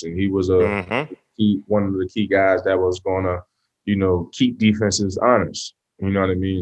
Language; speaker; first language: English; native; English